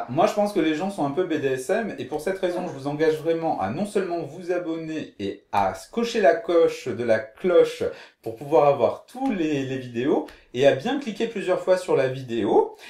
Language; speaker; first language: French; native; French